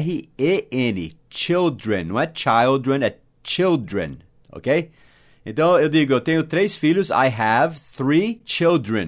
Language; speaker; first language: Portuguese; non-native, fluent; English